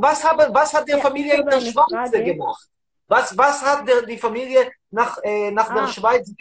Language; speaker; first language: German; non-native, learner; Hebrew